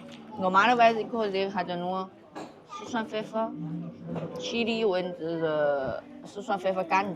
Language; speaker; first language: German; non-native, learner; Chinese